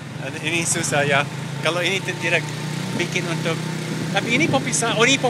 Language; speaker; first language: Indonesian; non-native, learner; English